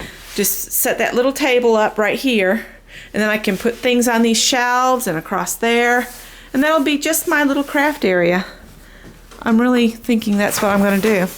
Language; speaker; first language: English; native; English